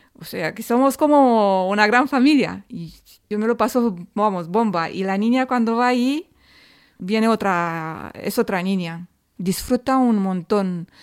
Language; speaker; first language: Spanish; non-native, fluent; Romanian